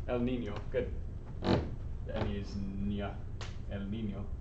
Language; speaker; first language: Spanish; non-native, fluent; English